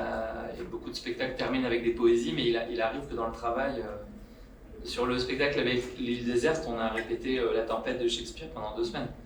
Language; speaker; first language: French; native; French